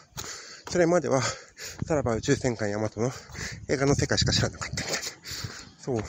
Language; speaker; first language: Japanese; native; Japanese